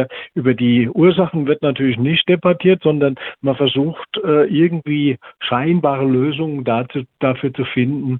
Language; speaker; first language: German; native; German